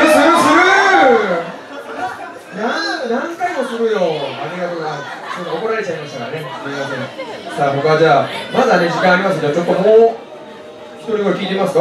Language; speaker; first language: Japanese; native; Japanese